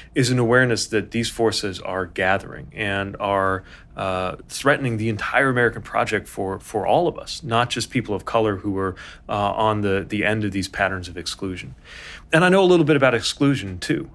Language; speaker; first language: English; native; English